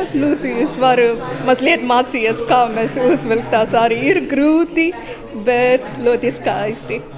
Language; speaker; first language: Latvian; non-native, learner; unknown